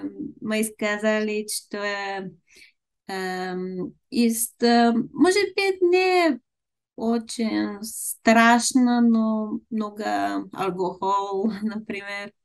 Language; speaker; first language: Russian; non-native, learner; Bulgarian